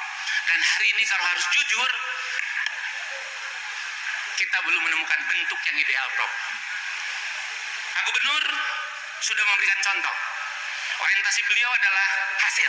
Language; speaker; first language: Indonesian; non-native, local second language; Sundanese